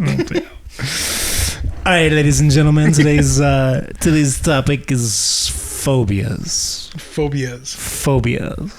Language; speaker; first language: English; native; English